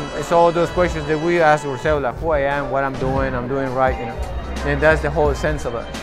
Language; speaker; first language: English; non-native, fluent; Spanish